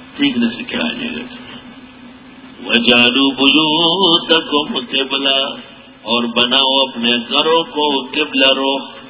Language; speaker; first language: Urdu; non-native, local second language; Pashto